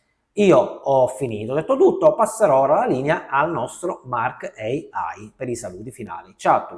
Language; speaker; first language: Italian; native; Italian